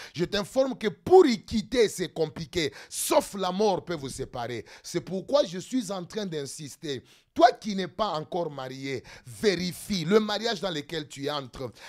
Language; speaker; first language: French; non-native, local second language; Lingala